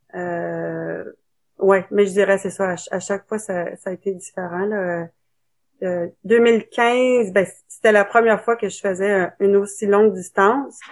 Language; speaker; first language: French; native; French